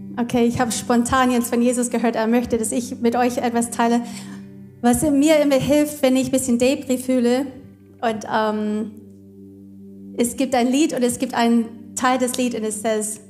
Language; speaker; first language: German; non-native, fluent; English